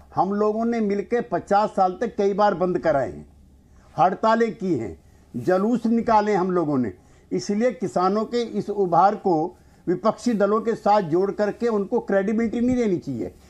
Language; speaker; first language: Hindi; native; Hindi